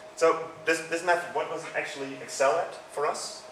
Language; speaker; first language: English; non-native, fluent; Dutch